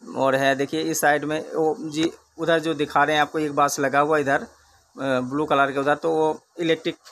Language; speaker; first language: Hindi; non-native, local second language; Bangla